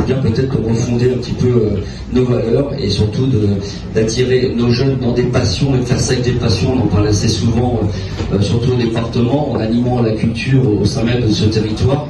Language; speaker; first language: French; native; French